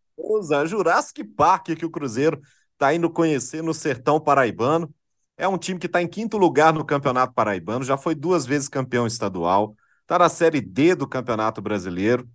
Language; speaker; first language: Portuguese; native; Portuguese